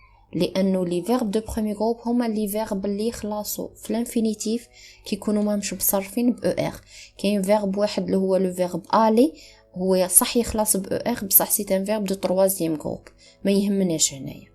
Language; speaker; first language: Arabic; native; Arabic